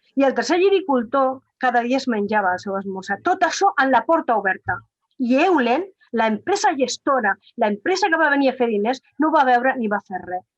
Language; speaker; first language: Catalan; non-native, local second language; Spanish